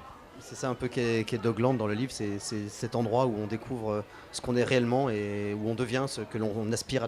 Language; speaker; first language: French; native; French